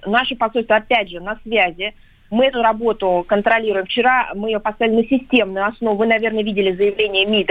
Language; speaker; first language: Russian; native; Russian